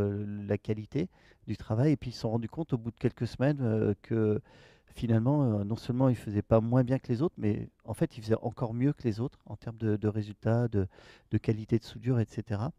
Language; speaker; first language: French; native; French